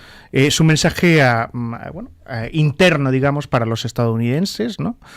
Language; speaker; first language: Spanish; native; Spanish